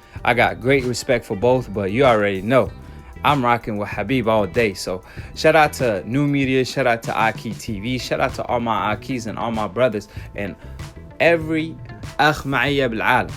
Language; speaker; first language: English; native; English